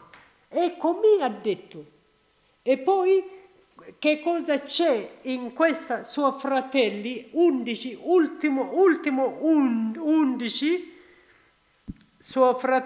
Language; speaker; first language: Italian; non-native, learner; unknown